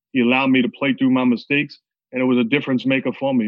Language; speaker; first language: English; native; English